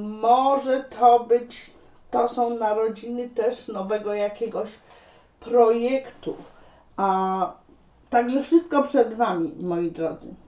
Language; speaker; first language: Polish; native; Polish